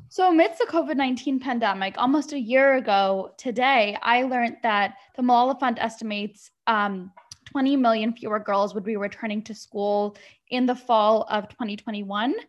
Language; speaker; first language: English; early bilingual, other home language; Arabic